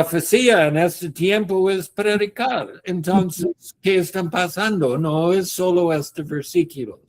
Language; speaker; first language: Spanish; non-native, learner; English